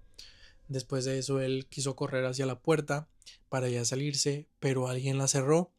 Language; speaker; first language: Spanish; native; Spanish